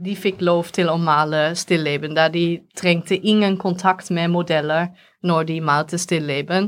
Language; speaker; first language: Swedish; non-native, fluent; Dutch